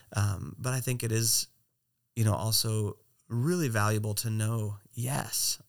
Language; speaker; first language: English; native; English